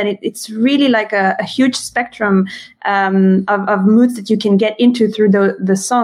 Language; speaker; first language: English; non-native, fluent; Hebrew